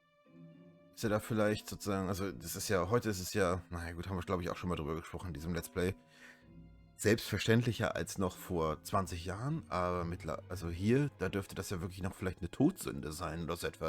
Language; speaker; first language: German; native; German